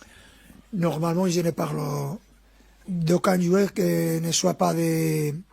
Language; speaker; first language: French; non-native, fluent; Spanish